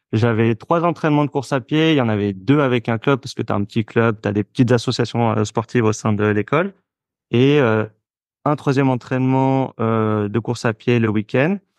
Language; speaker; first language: French; native; French